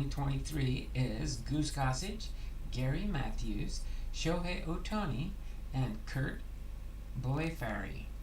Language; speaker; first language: English; native; English